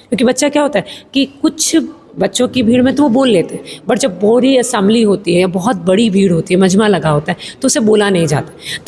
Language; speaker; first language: Hindi; native; Hindi